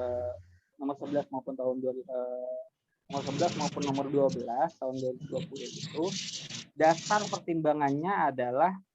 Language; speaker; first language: Indonesian; native; Indonesian